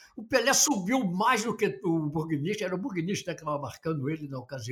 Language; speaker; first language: Portuguese; native; Portuguese